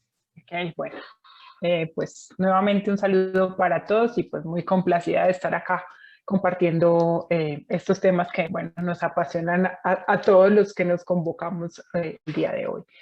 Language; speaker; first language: Spanish; native; Spanish